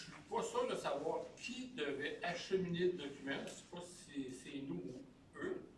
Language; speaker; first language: French; native; French